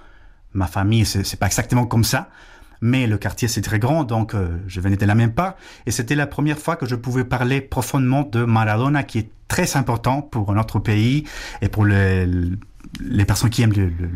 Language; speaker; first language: French; non-native, fluent; Spanish